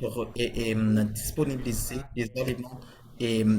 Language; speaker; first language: French; non-native, fluent; Portuguese